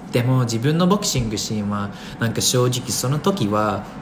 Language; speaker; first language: Japanese; non-native, fluent; English